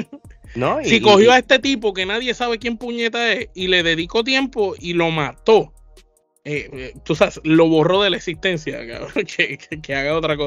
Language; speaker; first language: Spanish; native; Spanish